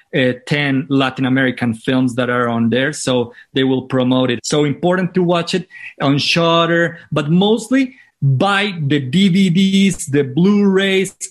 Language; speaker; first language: English; non-native, fluent; Spanish